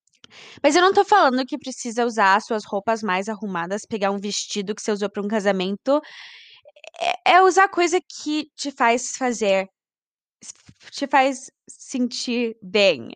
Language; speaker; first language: Portuguese; early bilingual, heritage; Portuguese